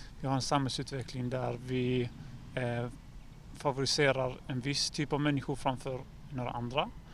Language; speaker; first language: Swedish; native; Swedish